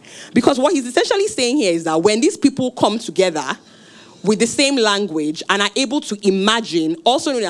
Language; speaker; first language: English; non-native, local second language; Yoruba